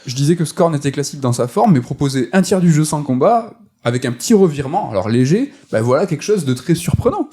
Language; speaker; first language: French; native; French